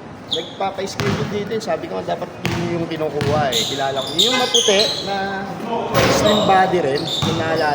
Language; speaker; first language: Filipino; native; Filipino